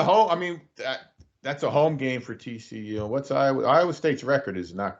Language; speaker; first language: English; native; English